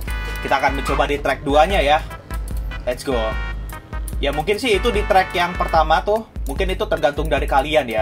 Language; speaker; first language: Indonesian; native; Indonesian